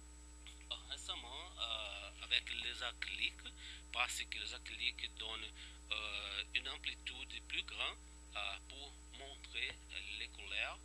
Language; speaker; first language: French; non-native, fluent; Portuguese